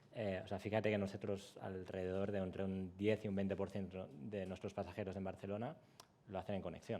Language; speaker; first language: Spanish; native; Spanish